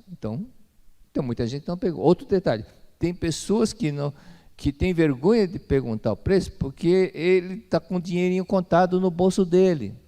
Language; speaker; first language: Portuguese; native; Portuguese